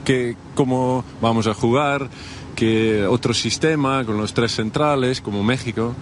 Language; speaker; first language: Spanish; non-native, fluent; Dutch